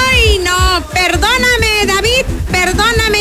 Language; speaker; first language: Spanish; native; Spanish